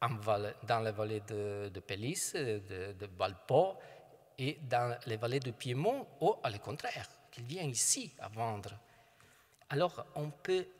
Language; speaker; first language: French; non-native, fluent; Italian